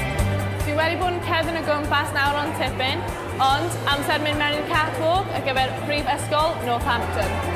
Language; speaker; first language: Welsh; native; Welsh